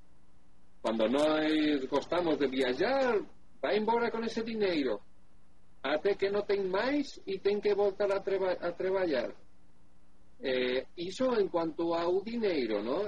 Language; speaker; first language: Portuguese; non-native, learner; Spanish